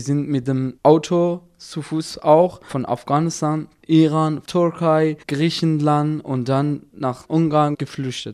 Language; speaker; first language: German; non-native, fluent; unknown